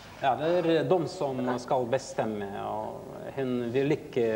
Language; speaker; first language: Swedish; non-native, learner; Russian